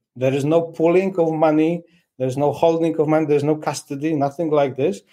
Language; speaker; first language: English; non-native, fluent; Polish